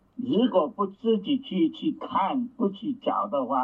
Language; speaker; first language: Chinese; native; Chinese